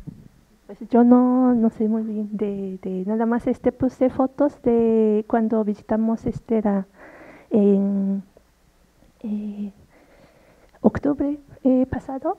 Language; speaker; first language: Spanish; non-native, fluent; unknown